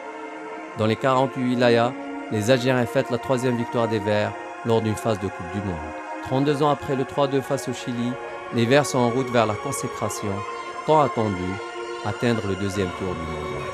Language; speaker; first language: French; non-native, local second language; Arabic